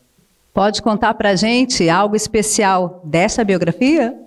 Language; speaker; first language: Portuguese; native; Portuguese